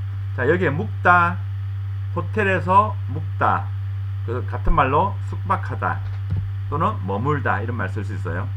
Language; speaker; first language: Korean; native; Korean